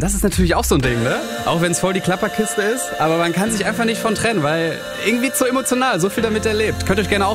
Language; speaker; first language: German; native; German